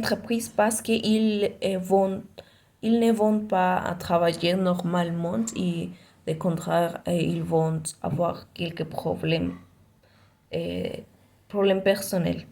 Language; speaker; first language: French; non-native, learner; Spanish